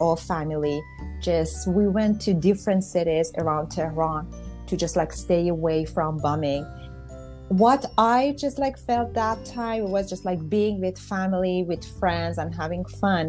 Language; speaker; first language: English; non-native, fluent; Persian